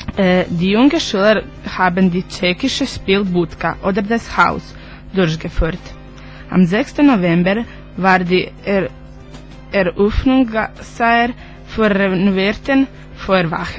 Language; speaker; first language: German; non-native, learner; Croatian